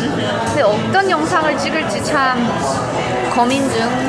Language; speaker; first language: Korean; early bilingual, heritage; Korean